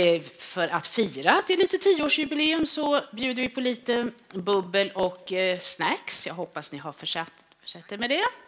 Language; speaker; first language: Swedish; native; Swedish